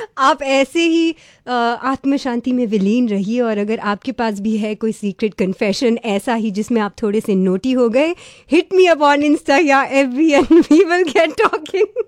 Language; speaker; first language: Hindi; early bilingual, heritage; Hindi